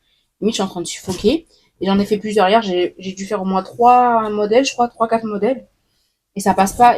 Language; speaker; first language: French; native; French